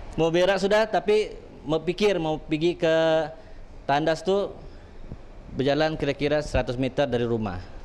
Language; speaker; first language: Malay; native; Malay